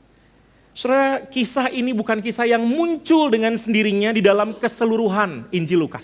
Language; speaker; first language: Indonesian; native; Indonesian